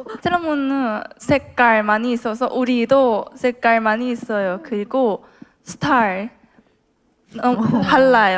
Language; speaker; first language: Korean; non-native, learner; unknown